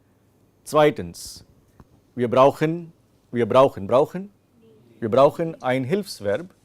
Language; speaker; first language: German; non-native, fluent; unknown